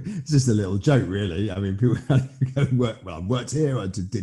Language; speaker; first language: English; native; English